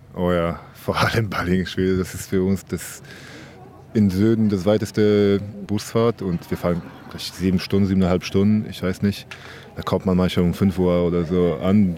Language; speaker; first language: German; non-native, fluent; Polish